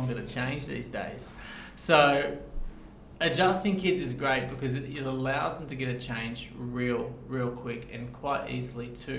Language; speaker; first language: English; native; English